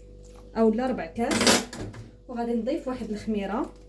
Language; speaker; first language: Arabic; native; Arabic